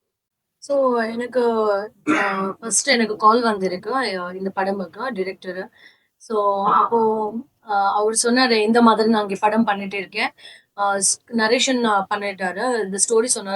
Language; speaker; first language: Tamil; non-native, learner; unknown